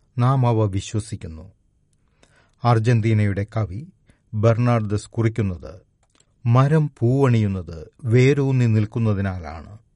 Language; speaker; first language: Malayalam; native; Malayalam